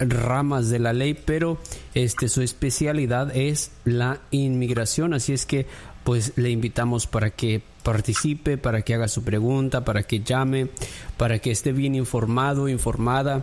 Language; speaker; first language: Spanish; native; Spanish